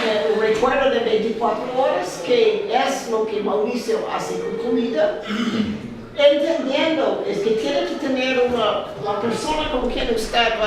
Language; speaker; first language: Spanish; non-native, fluent; English